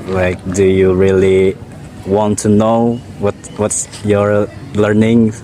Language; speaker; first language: English; non-native, learner; Indonesian